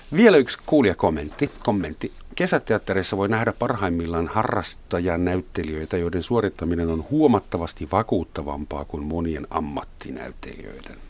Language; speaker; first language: Finnish; non-native, fluent; German